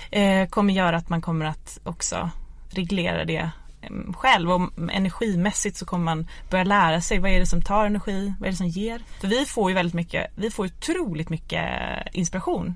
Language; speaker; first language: Swedish; native; Swedish